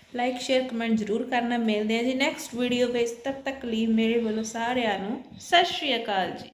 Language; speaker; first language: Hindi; non-native, local second language; Punjabi